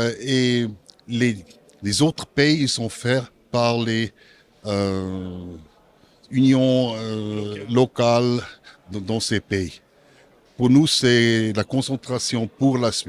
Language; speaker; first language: French; non-native, local second language; German